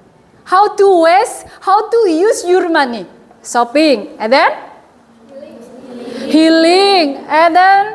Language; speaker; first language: English; non-native, fluent; Indonesian